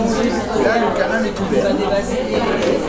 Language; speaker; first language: French; native; French